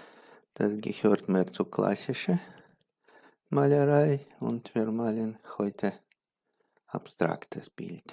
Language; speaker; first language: German; non-native, fluent; Russian